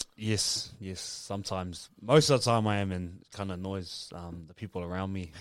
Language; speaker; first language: English; native; English